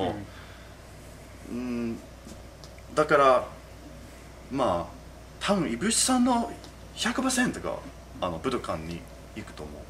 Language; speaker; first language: Japanese; non-native, fluent; English